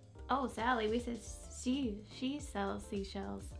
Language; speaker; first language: English; native; English